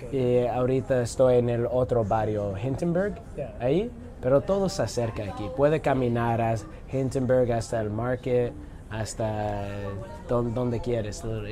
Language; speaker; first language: Spanish; non-native, learner; English